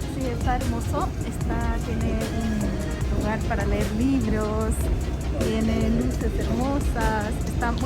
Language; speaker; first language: Spanish; non-native, fluent; Slovenian